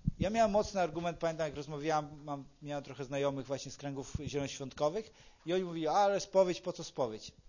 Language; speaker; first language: Polish; native; Polish